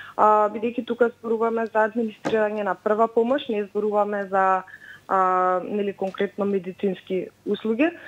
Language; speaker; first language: Macedonian; native; Macedonian